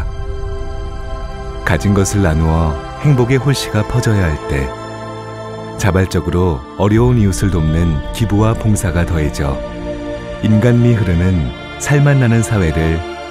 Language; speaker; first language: Korean; native; Korean